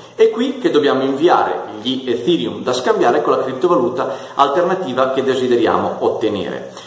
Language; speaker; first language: Italian; native; Italian